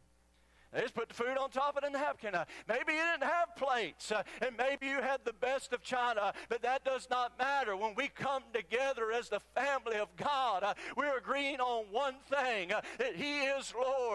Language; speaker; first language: English; native; English